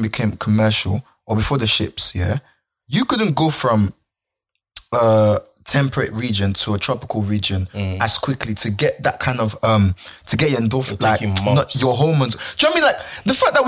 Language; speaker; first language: English; non-native, local second language; Yoruba